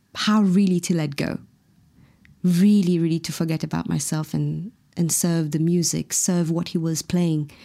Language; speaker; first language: English; non-native, fluent; Morisyen